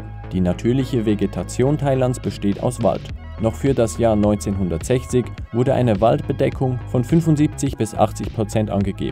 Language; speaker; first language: German; native; German